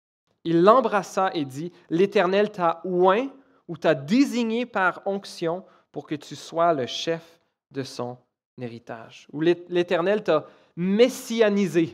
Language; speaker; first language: French; native; French